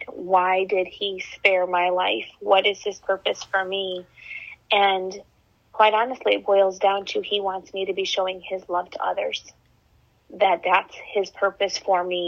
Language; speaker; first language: English; native; English